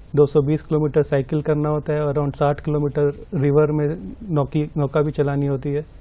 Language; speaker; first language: Hindi; native; Hindi